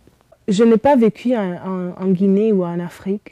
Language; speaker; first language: French; early bilingual, heritage; Romanian